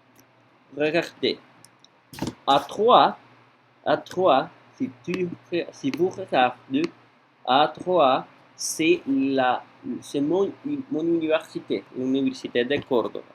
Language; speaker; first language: French; non-native, learner; Spanish